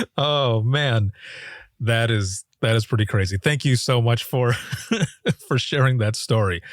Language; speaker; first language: English; native; English